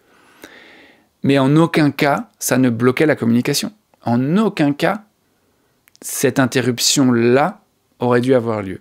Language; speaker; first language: French; native; French